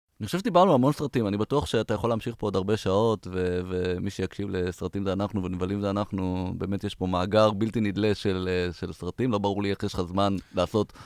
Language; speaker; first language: Hebrew; native; Hebrew